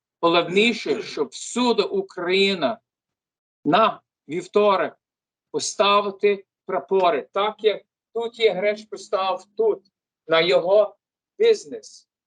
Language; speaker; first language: Ukrainian; early bilingual, heritage; English